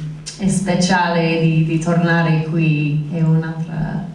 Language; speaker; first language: Italian; non-native, fluent; English